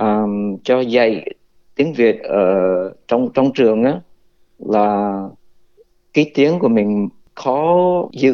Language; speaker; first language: Vietnamese; early bilingual, heritage; Vietnamese